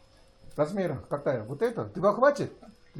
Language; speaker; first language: Russian; non-native, learner; Korean